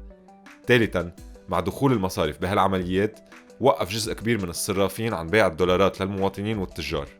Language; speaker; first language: Arabic; native; Arabic